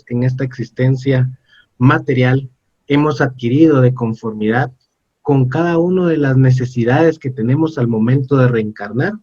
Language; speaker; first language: Spanish; native; Spanish